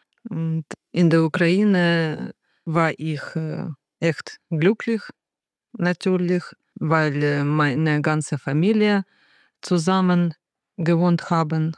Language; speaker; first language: German; non-native, learner; Ukrainian